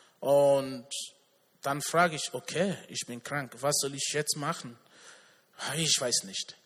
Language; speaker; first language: German; non-native, learner; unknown